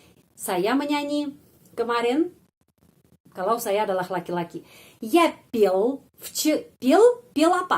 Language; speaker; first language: Indonesian; non-native, fluent; Russian